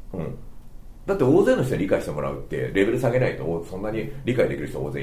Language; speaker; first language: Japanese; native; Japanese